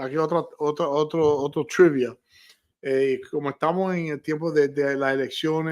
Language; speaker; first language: Spanish; early bilingual, heritage; Spanish